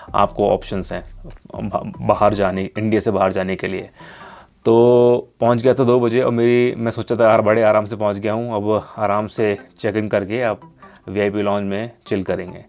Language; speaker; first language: Hindi; native; Hindi